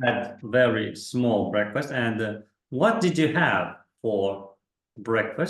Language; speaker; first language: English; non-native, fluent; Kazakh